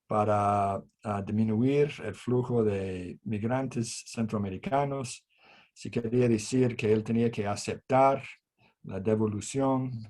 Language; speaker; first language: Spanish; non-native, fluent; English